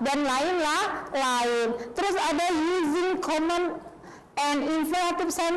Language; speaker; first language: English; non-native, learner; Indonesian